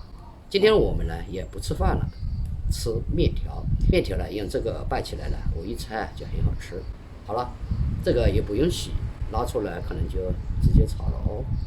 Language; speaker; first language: Chinese; native; Chinese